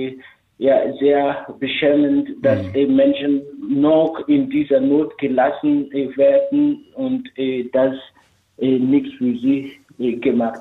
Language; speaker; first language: German; non-native, fluent; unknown